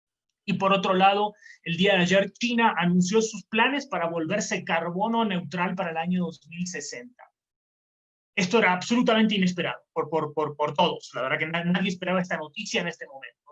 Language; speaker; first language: Spanish; native; Spanish